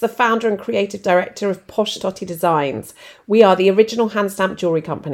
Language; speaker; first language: English; native; English